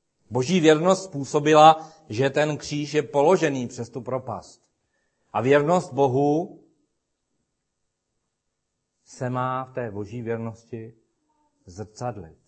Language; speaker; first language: Czech; native; Czech